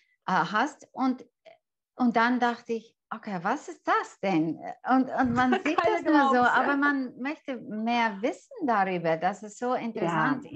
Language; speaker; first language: German; non-native, fluent; English